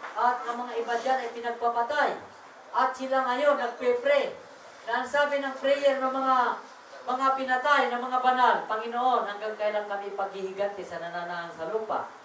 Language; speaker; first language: Filipino; non-native, local second language; Waray